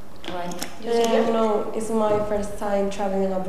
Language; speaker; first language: English; non-native, learner; Spanish